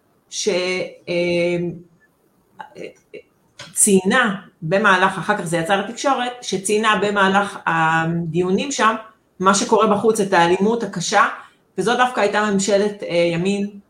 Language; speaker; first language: Hebrew; native; Hebrew